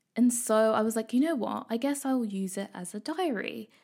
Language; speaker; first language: English; native; English